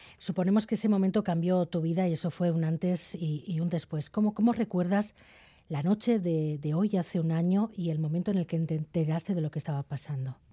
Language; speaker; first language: Spanish; native; Spanish